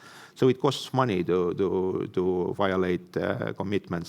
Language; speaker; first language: English; non-native, fluent; Estonian